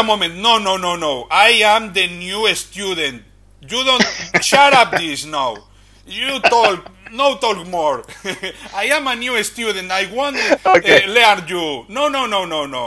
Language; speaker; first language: English; non-native, learner; Spanish